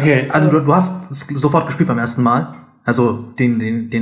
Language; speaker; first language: German; native; German